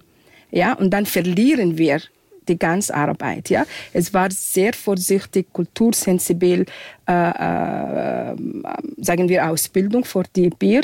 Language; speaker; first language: German; non-native, fluent; Arabic